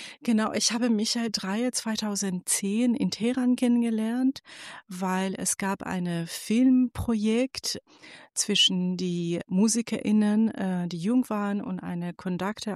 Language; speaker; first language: German; non-native, fluent; Persian